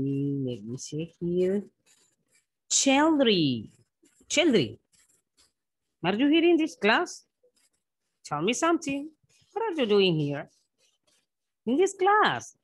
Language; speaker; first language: English; non-native, fluent; Spanish